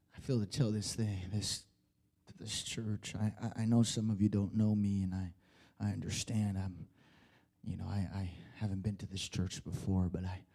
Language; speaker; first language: English; early bilingual, other home language; Spanish